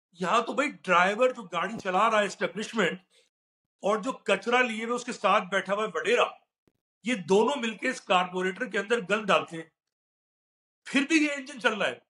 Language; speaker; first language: Urdu; native; Urdu